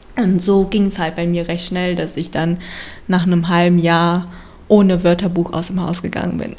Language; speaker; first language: German; early bilingual, other home language; Vietnamese